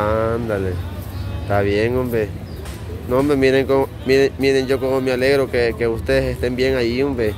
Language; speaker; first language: Spanish; native; Spanish